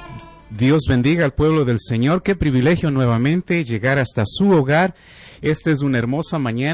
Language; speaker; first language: Spanish; native; Spanish